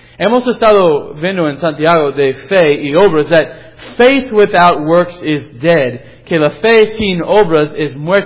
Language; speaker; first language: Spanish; non-native, learner; English